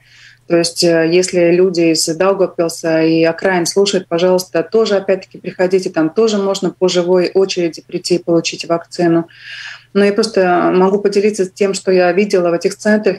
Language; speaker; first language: Russian; non-native, local second language; Latvian